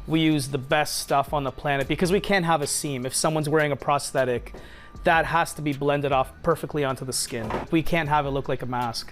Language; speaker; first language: English; native; English